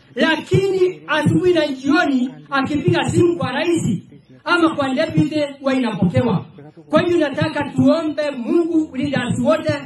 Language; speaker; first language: Swahili; non-native, local second language; Meru